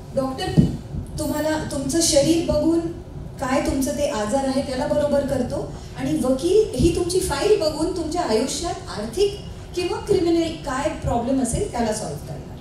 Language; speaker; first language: Marathi; non-native, local second language; Hindi